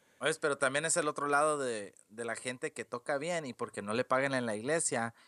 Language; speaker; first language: Spanish; early bilingual, heritage; Spanish